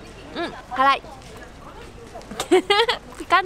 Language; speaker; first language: Spanish; non-native, learner; Japanese